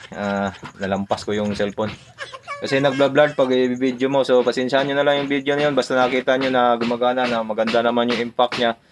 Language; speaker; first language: Filipino; non-native, local second language; Cebuano